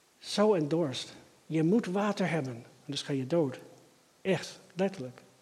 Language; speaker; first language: Dutch; non-native, fluent; English